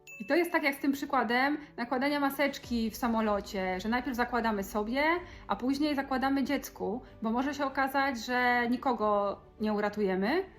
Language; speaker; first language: Polish; native; Polish